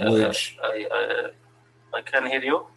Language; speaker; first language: English; non-native, learner; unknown